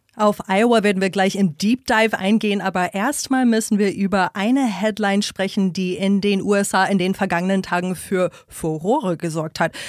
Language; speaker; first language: German; non-native, fluent; English